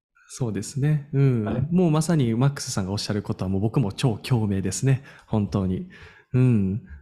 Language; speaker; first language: Japanese; native; Japanese